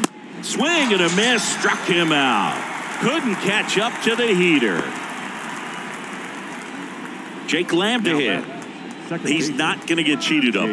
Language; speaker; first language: English; native; English